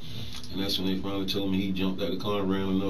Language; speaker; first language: English; native; English